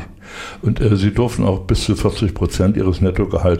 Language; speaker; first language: German; native; German